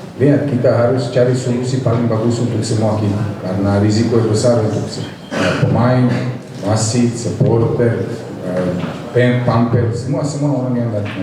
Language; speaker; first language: Indonesian; non-native, fluent; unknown